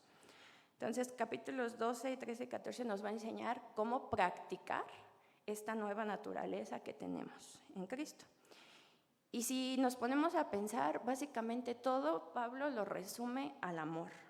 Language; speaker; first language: Spanish; native; Spanish